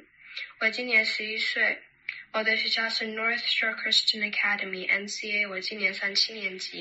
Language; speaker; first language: Chinese; early bilingual, other home language; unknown